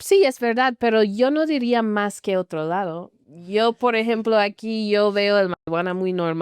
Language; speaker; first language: Spanish; non-native, fluent; English